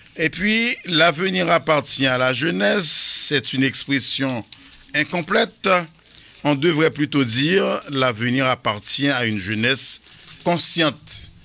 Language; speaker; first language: French; non-native, local second language; Haitian Creole